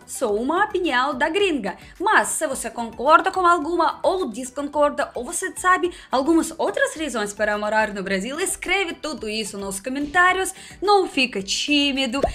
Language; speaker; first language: Portuguese; non-native, learner; Russian